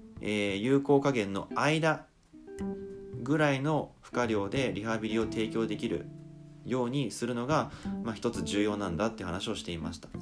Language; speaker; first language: Japanese; native; Japanese